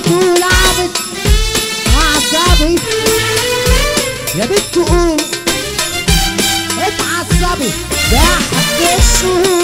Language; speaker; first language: Arabic; native; Arabic